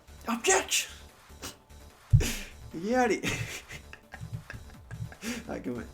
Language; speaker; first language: Japanese; non-native, learner; Spanish